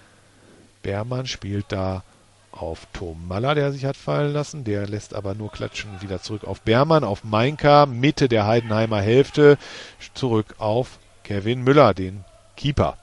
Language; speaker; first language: German; native; German